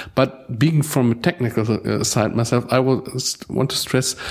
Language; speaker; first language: English; non-native, fluent; German